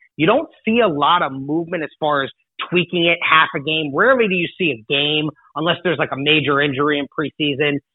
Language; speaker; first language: English; native; English